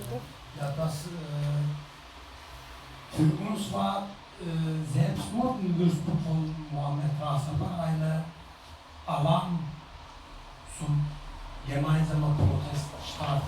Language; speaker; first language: German; non-native, learner; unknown